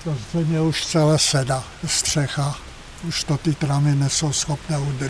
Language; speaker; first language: Czech; native; Czech